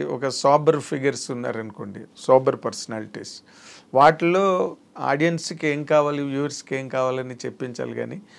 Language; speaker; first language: Telugu; native; Telugu